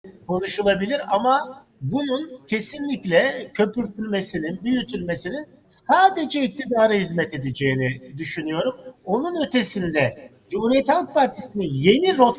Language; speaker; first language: Turkish; native; Turkish